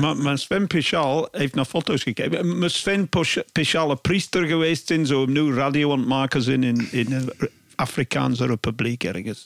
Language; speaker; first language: Dutch; non-native, fluent; English